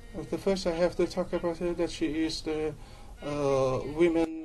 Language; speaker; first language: English; non-native, learner; Persian